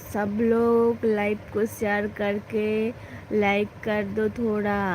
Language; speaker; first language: Hindi; non-native, local second language; Bangla